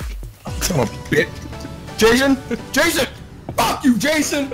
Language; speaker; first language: English; native; English